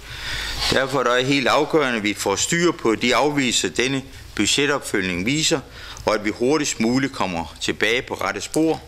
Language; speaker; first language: Danish; native; Danish